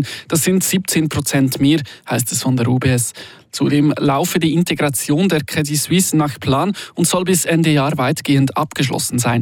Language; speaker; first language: German; native; German